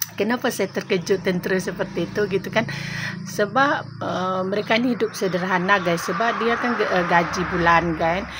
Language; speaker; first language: Malay; non-native, local second language; Minangkabau